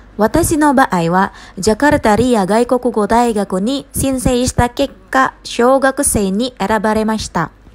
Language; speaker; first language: Japanese; non-native, fluent; Indonesian